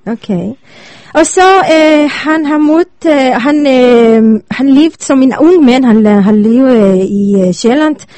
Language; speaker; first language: Danish; non-native, learner; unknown